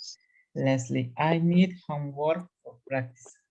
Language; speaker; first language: English; non-native, learner; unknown